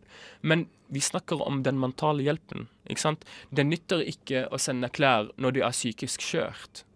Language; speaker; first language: Norwegian; early bilingual, other home language; Arabic